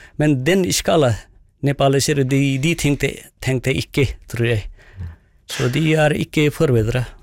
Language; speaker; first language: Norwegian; non-native, fluent; Nepali